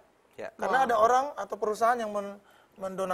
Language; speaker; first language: Indonesian; native; Indonesian